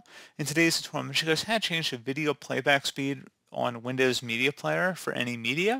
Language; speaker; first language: English; native; English